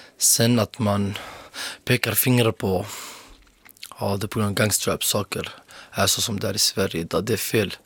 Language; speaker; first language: Swedish; early bilingual, other home language; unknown